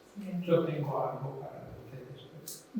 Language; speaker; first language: Spanish; non-native, learner; French